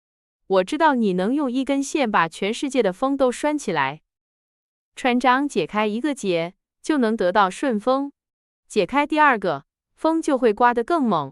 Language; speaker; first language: Chinese; native; Chinese